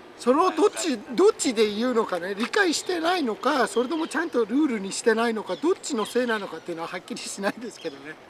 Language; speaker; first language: Japanese; non-native, fluent; Persian